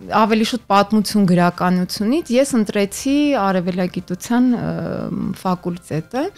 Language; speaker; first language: Armenian; native; Armenian